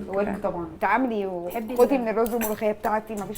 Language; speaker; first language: Arabic; native; Arabic